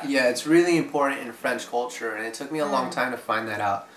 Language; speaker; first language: English; native; English